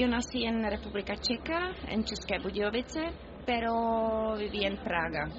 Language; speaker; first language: Spanish; non-native, fluent; Czech